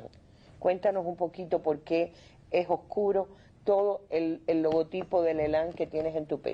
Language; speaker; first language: Spanish; native; Spanish